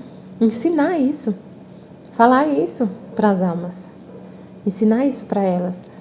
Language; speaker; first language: Portuguese; native; Portuguese